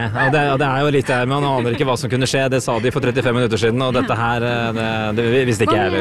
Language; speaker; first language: Norwegian; native; Norwegian